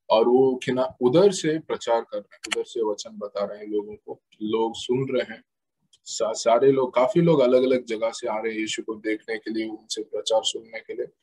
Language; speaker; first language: Hindi; non-native, local second language; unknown